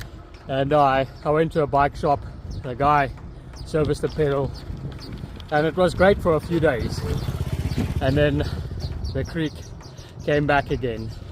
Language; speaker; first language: English; native; English